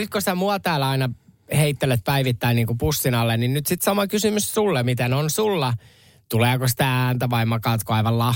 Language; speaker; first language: Finnish; native; Finnish